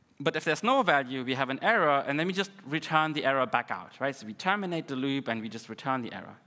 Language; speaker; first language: English; non-native, fluent; Russian